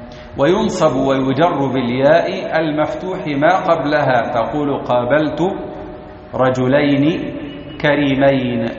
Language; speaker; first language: Arabic; native; Arabic